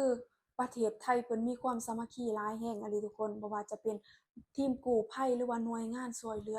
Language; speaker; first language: Thai; non-native, local second language; Lao